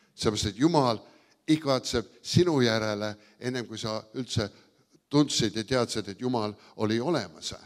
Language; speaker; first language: Estonian; early bilingual, heritage; Estonian